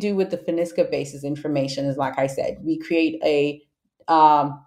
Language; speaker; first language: English; non-native, local second language; Shona